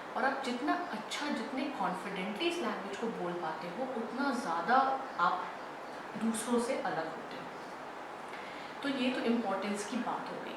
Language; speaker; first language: Hindi; native; Hindi